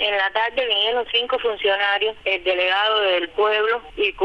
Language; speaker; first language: Spanish; native; Spanish